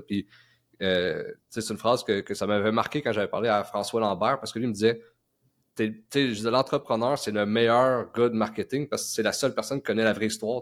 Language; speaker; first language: French; native; French